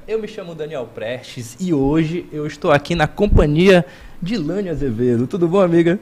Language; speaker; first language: Portuguese; native; Portuguese